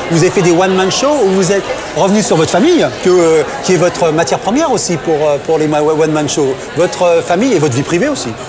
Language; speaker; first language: French; native; French